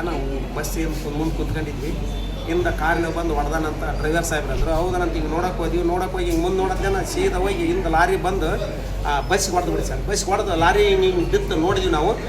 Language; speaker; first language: Kannada; native; Kannada